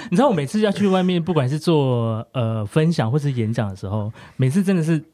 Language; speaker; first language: Chinese; non-native, local second language; Amis